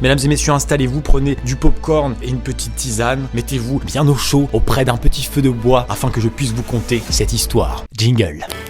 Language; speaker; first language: French; native; French